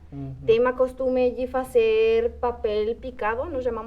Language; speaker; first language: Portuguese; non-native, fluent; Spanish